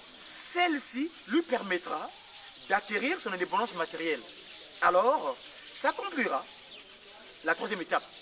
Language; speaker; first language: French; non-native, local second language; Kongo